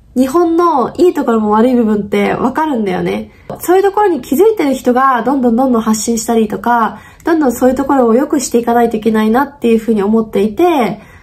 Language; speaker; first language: Japanese; non-native, fluent; German